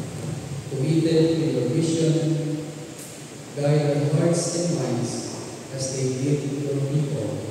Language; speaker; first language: English; non-native, local second language; Filipino